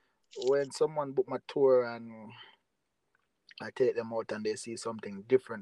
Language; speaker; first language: English; non-native, local second language; Jamaican Creole English